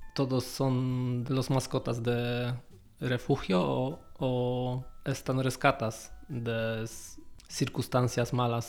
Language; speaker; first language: Spanish; non-native, learner; Polish